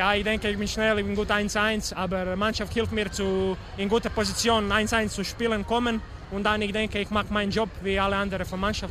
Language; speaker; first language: German; non-native, learner; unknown